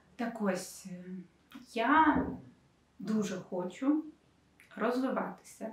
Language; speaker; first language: Ukrainian; non-native, local second language; Russian